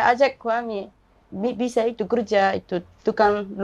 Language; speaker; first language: Indonesian; non-native, fluent; Japanese